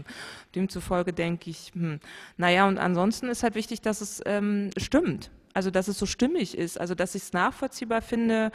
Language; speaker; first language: German; native; German